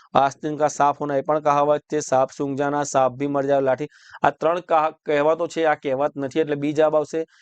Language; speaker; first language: Hindi; non-native, local second language; Gujarati